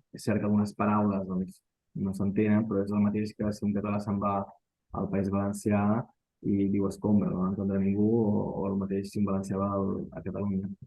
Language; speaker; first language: Catalan; native; Catalan